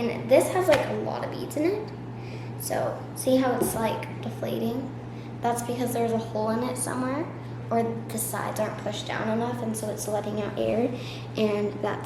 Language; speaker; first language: English; native; English